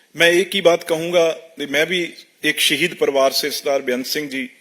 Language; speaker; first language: Hindi; non-native, local second language; Punjabi